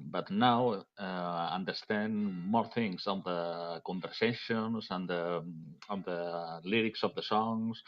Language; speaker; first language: English; non-native, learner; Catalan